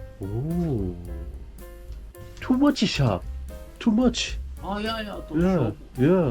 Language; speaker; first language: English; non-native, learner; Korean